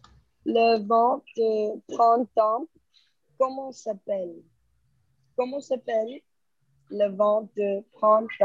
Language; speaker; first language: French; non-native, learner; Spanish